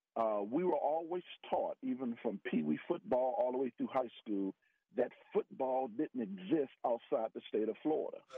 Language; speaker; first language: English; native; English